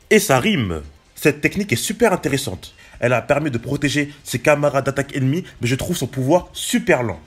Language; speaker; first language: French; native; French